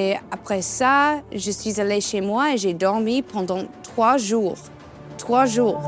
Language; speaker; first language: French; non-native, learner; English